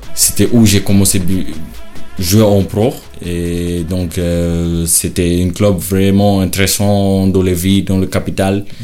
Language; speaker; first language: French; non-native, learner; Shona